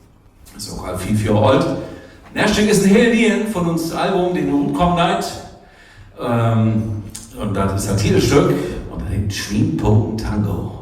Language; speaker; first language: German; native; German